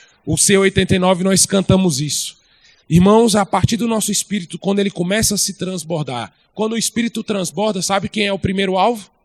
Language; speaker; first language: Portuguese; native; Portuguese